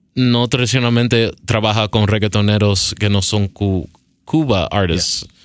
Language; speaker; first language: Spanish; early bilingual, other home language; English